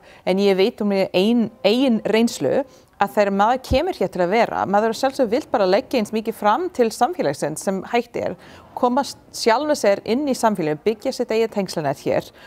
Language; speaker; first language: Icelandic; non-native, fluent; English